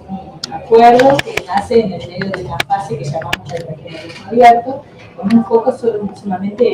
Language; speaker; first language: Spanish; native; Spanish